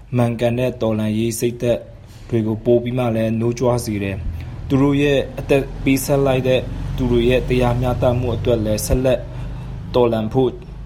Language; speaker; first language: Burmese; non-native, local second language; Kachin